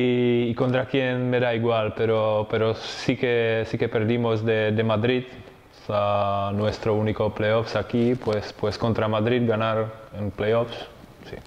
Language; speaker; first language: Spanish; non-native, fluent; Czech